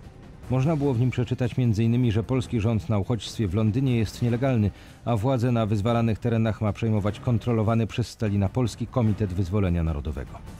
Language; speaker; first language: Polish; native; Polish